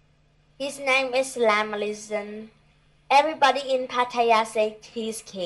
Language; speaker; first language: English; non-native, learner; Thai